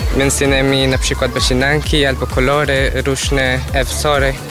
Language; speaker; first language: Polish; non-native, learner; Spanish